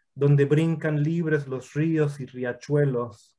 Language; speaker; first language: Spanish; early bilingual, other home language; English